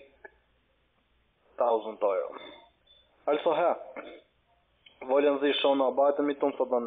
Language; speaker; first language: German; non-native, learner; Albanian